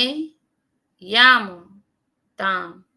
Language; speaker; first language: Spanish; non-native, learner; English